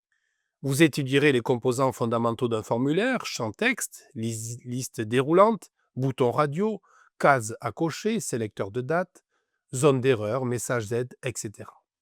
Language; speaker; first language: French; native; French